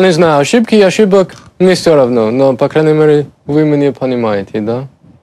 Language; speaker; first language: Russian; non-native, learner; English